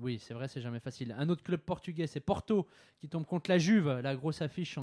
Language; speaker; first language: French; native; French